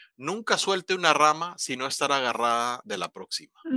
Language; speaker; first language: Spanish; native; Spanish